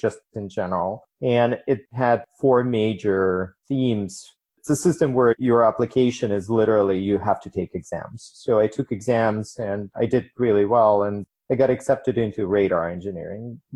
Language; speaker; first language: English; non-native, fluent; Ukrainian